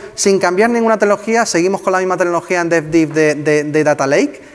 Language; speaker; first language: Spanish; native; Spanish